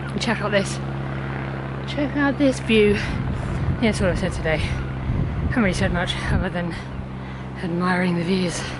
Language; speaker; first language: English; native; English